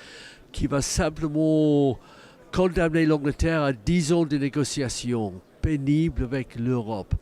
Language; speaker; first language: French; non-native, fluent; English